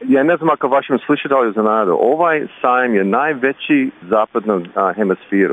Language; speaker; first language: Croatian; early bilingual, heritage; Croatian